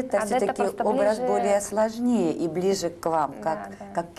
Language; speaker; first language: Russian; native; Russian